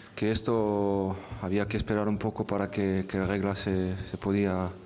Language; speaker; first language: Spanish; non-native, fluent; French